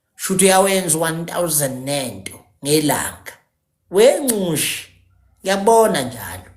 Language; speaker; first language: Zulu; native; Zulu